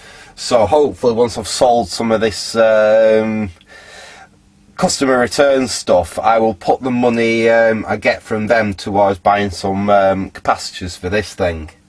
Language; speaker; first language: English; native; English